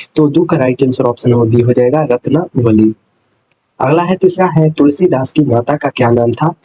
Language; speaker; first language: Hindi; native; Hindi